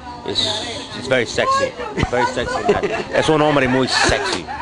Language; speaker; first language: Spanish; non-native, learner; English